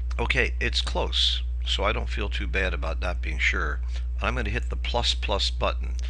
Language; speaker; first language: English; native; English